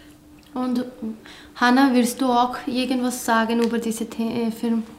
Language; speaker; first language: German; non-native, learner; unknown